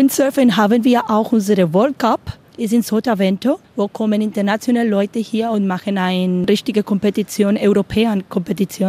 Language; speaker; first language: German; non-native, learner; Spanish